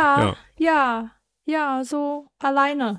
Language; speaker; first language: German; non-native, fluent; Chinese